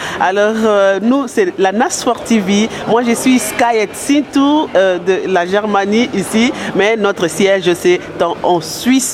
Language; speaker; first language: French; non-native, local second language; Lingala